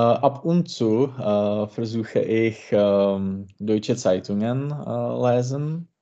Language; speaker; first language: German; non-native, learner; Czech